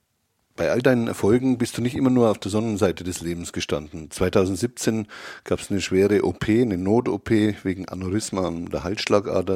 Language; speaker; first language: German; native; German